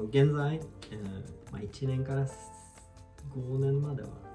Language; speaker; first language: Japanese; non-native, learner; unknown